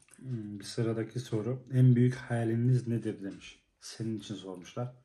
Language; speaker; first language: Turkish; native; Turkish